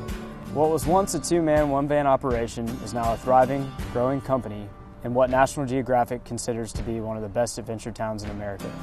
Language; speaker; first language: English; native; English